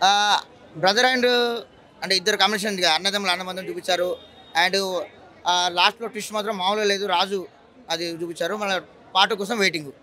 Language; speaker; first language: Telugu; native; Telugu